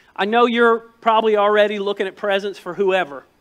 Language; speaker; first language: English; native; English